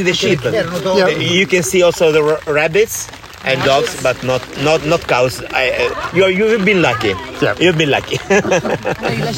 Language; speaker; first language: English; non-native, fluent; Italian